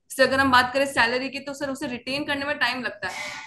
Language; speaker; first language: Hindi; native; Hindi